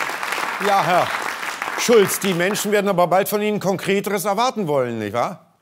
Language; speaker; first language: German; native; German